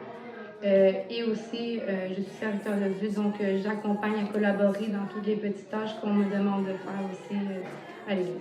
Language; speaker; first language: French; native; French